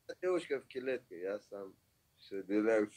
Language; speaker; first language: Russian; non-native, learner; Persian